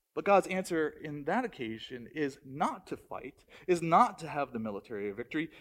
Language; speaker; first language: English; native; English